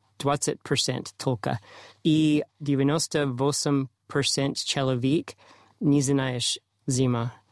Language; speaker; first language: Russian; non-native, learner; English